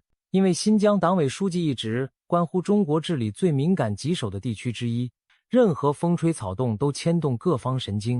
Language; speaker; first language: Chinese; native; Chinese